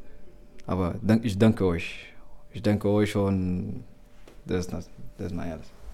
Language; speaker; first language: German; non-native, learner; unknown